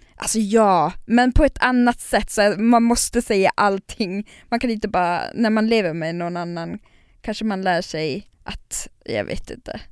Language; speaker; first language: Swedish; non-native, local second language; Northern Sami